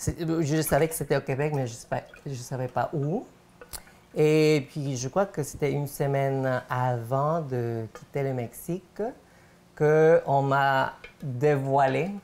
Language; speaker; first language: French; non-native, fluent; Spanish